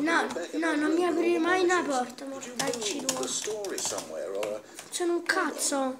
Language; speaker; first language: Italian; native; Italian